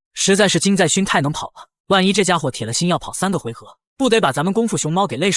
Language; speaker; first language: Chinese; native; Chinese